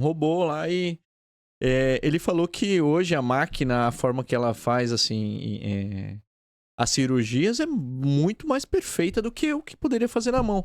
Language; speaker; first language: Portuguese; native; Portuguese